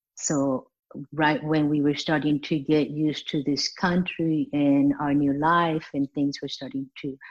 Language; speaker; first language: English; early bilingual, other home language; Spanish